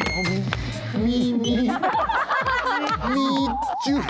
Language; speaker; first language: Chinese; native; Chinese